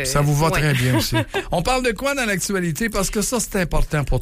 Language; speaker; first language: French; native; French